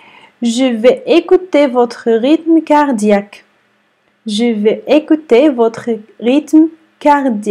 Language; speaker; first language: French; non-native, fluent; Arabic